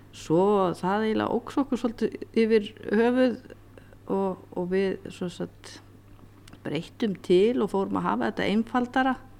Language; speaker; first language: Icelandic; native; Icelandic